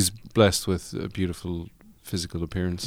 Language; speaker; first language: English; native; English